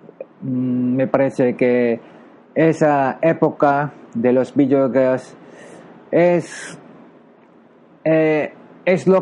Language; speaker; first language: Spanish; non-native, learner; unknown